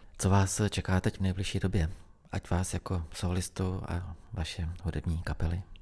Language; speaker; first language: Czech; native; Czech